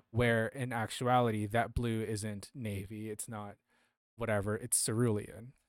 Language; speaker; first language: English; early bilingual, other home language; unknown